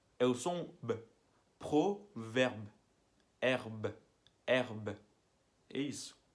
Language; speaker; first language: Portuguese; non-native, fluent; French